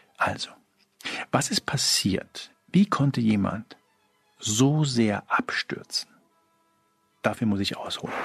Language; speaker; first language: German; early bilingual, other home language; Spanish